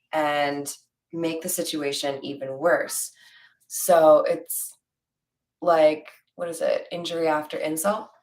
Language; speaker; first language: English; native; English